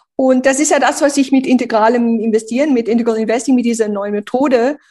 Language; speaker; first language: German; early bilingual, other home language; Romanian